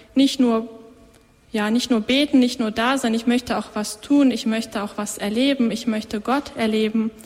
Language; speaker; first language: German; native; German